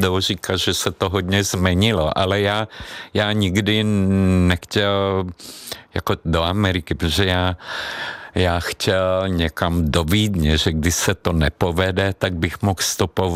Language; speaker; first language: Czech; non-native, fluent; Hungarian